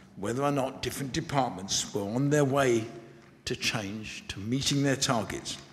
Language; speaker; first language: English; native; English